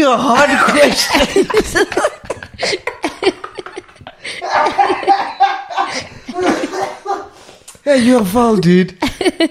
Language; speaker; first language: English; non-native, local second language; Venda